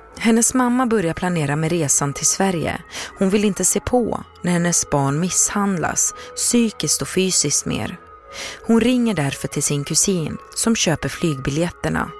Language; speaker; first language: Swedish; native; Swedish